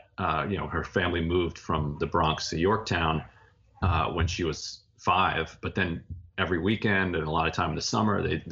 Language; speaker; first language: English; native; English